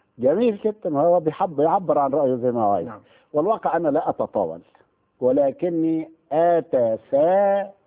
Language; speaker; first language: Arabic; native; Arabic